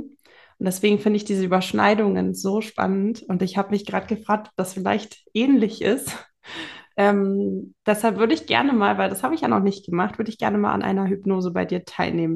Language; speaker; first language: German; native; German